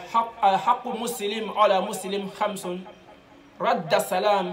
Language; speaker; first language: Arabic; non-native, fluent; Bambara